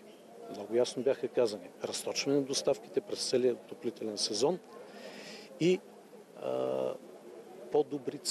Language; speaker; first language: Bulgarian; native; Bulgarian